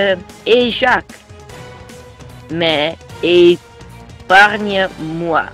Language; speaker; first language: French; non-native, learner; Dutch